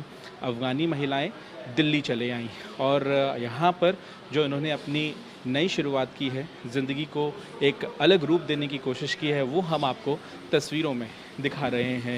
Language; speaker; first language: Hindi; native; Hindi